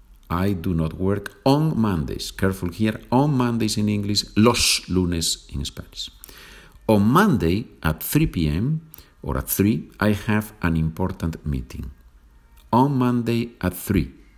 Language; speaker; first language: English; non-native, fluent; Spanish